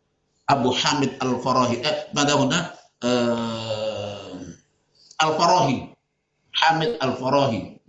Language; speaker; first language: Arabic; non-native, fluent; Indonesian